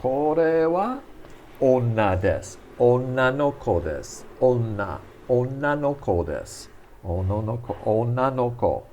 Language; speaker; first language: Japanese; non-native, fluent; English